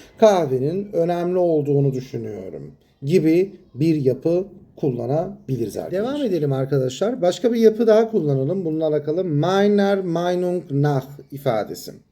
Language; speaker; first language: Turkish; native; Turkish